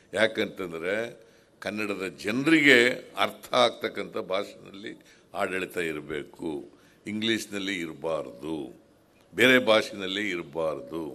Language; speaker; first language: Kannada; native; Kannada